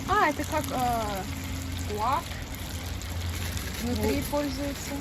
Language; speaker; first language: Russian; early bilingual, heritage; Russian